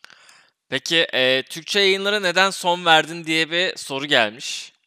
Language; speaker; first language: Turkish; native; Turkish